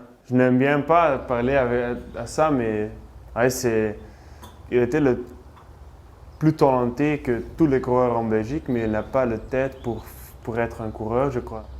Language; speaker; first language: French; non-native, learner; Dutch